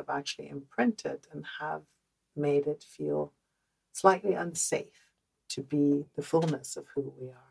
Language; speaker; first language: English; early bilingual, other home language; Dutch